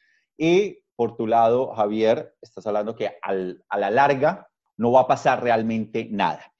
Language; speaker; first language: Spanish; native; Spanish